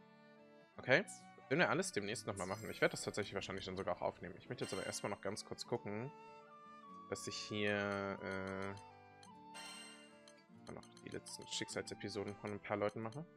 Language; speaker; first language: German; native; German